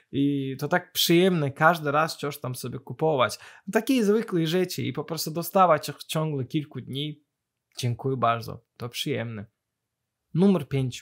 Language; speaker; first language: Polish; non-native, fluent; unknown